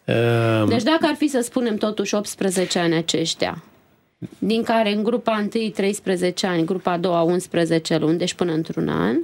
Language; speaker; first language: Romanian; native; Romanian